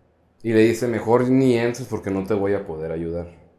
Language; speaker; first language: Spanish; native; Spanish